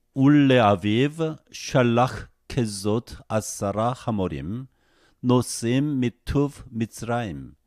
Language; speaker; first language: Hebrew; non-native, fluent; Korean